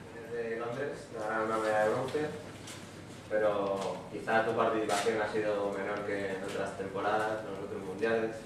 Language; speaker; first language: Spanish; native; Spanish